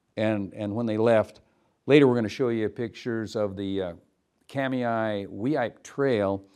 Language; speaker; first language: English; native; English